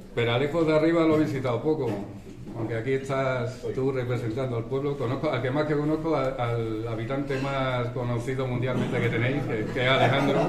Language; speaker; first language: Spanish; native; Spanish